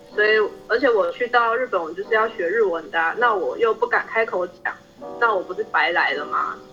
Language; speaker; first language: Chinese; native; Chinese